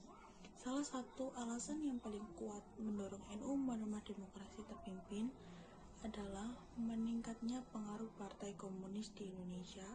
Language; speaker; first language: Indonesian; native; Indonesian